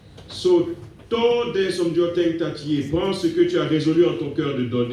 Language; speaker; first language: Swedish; non-native, fluent; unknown